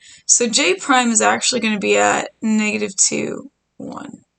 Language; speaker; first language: English; native; English